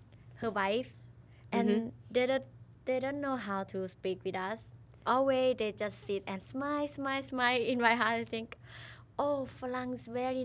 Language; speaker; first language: English; non-native, learner; Thai